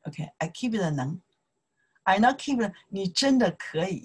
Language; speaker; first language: English; non-native, learner; Chinese